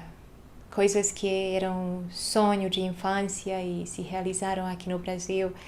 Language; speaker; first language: Portuguese; non-native, fluent; Hungarian